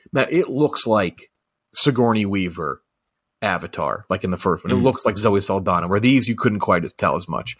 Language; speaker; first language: English; native; English